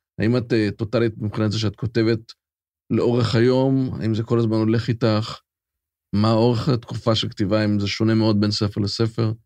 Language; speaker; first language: Hebrew; native; Hebrew